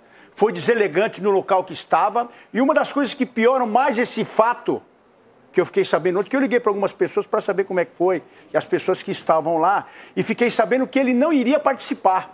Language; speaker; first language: Portuguese; native; Portuguese